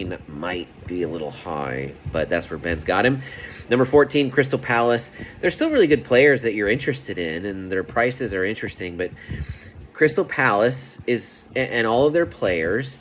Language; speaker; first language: English; native; English